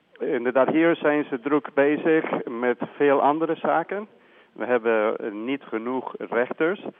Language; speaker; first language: Dutch; non-native, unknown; Spanish